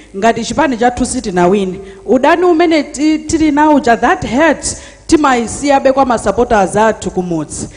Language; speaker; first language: Nyanja; native; Nyanja